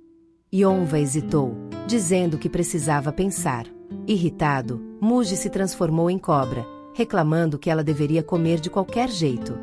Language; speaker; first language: Portuguese; native; Portuguese